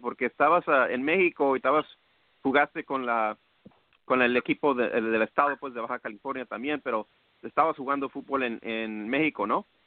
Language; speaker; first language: Spanish; early bilingual, heritage; Spanish